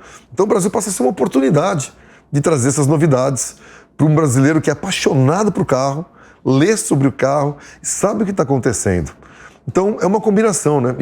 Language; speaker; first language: Portuguese; native; Portuguese